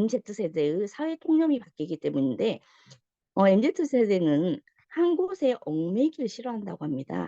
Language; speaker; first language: Korean; native; Korean